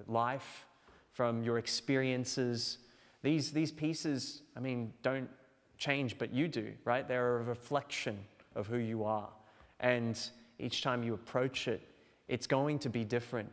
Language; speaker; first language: English; native; English